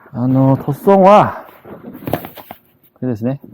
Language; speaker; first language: Japanese; non-native, learner; Chinese